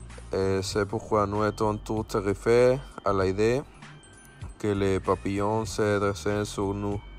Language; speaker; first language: French; non-native, learner; Spanish